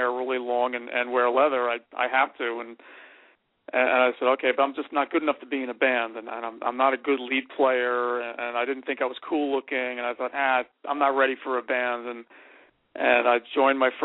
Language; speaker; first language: English; native; English